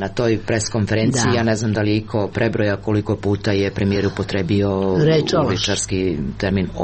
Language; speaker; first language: Serbian; native; Serbian